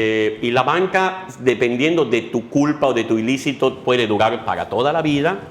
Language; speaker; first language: Spanish; native; Spanish